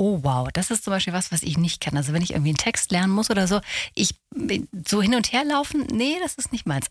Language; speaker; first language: German; native; German